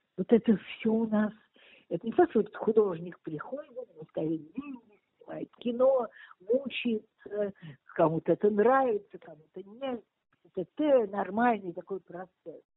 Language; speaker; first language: Russian; native; Russian